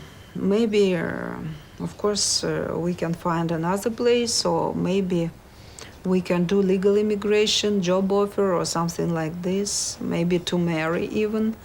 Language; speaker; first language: English; non-native, learner; Russian